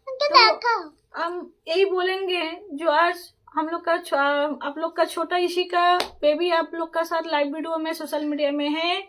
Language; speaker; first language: Hindi; non-native, local second language; Bangla